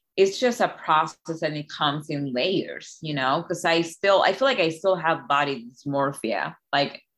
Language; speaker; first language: English; non-native, fluent; Spanish